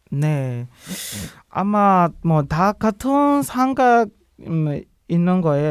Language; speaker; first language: Korean; non-native, learner; Burmese